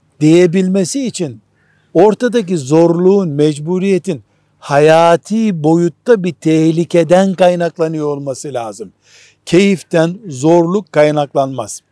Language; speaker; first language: Turkish; native; Turkish